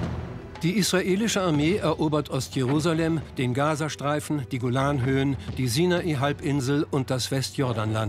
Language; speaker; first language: German; native; German